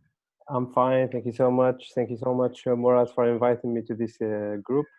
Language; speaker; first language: English; non-native, fluent; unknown